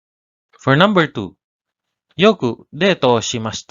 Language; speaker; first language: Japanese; non-native, learner; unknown